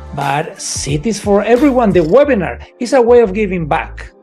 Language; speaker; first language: English; non-native, fluent; Spanish